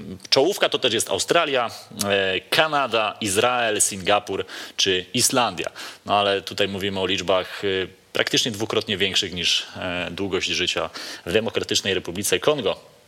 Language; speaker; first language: Polish; native; Polish